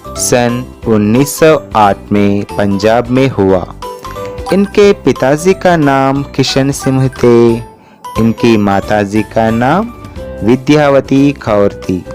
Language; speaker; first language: Hindi; non-native, local second language; Telugu